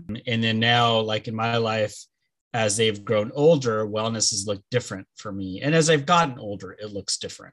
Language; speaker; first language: English; early bilingual, other home language; Spanish